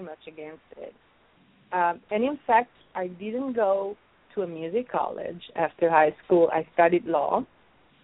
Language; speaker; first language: English; non-native, fluent; Italian